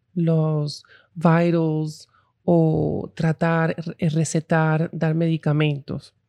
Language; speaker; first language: Spanish; early bilingual, heritage; Spanish